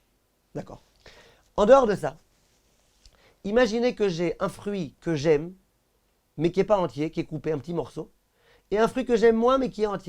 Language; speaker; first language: French; native; French